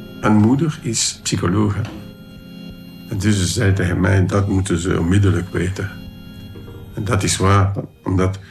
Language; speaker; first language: Dutch; non-native, local second language; French